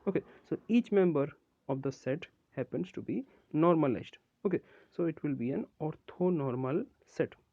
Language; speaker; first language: English; non-native, local second language; Odia